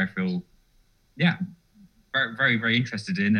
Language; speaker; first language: English; native; English